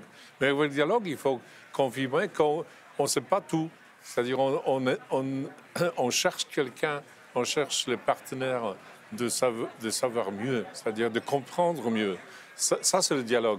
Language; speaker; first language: French; non-native, fluent; Polish